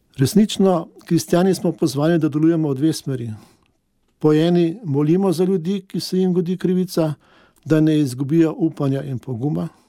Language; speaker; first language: Slovenian; native; Slovenian